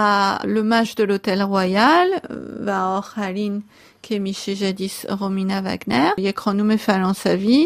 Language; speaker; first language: Persian; non-native, local second language; Armenian